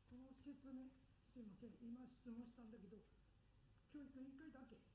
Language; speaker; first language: Japanese; native; Japanese